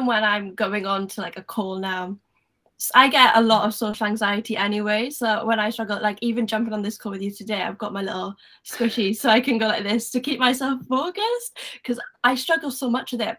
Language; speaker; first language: English; native; English